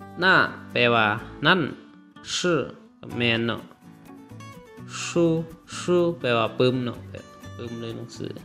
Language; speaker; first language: Chinese; non-native, fluent; Lao